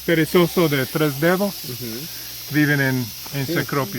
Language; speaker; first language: Spanish; non-native, learner; English